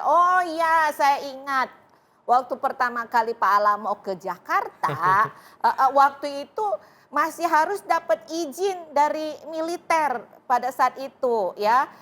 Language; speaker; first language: Indonesian; native; Indonesian